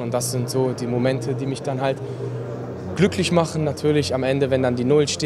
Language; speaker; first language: German; native; German